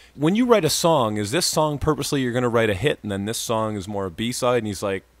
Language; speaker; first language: English; native; English